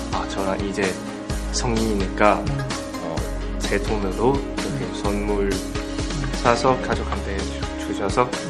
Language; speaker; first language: Korean; non-native, learner; Cantonese